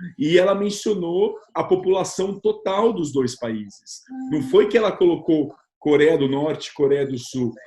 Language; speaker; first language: Portuguese; native; Portuguese